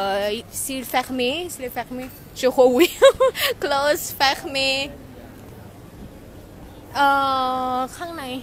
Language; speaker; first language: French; non-native, fluent; Thai